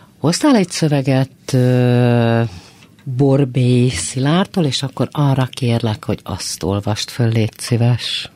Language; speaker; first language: Hungarian; native; Hungarian